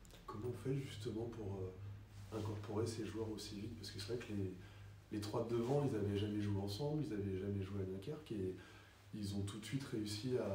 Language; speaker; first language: French; native; French